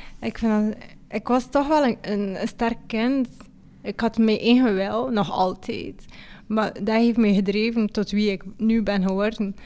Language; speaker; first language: Dutch; early bilingual, other home language; Amharic